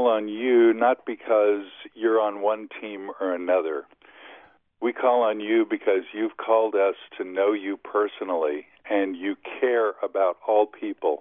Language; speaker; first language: English; native; English